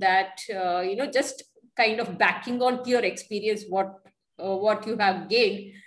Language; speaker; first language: English; non-native, local second language; Kannada